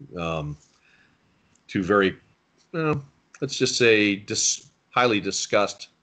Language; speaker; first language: English; native; English